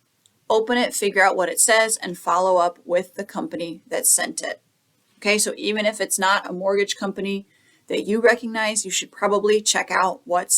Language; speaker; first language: English; native; English